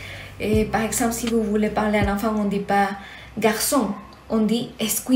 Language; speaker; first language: French; non-native, fluent; Spanish